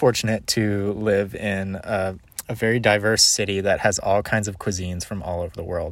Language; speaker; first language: English; native; English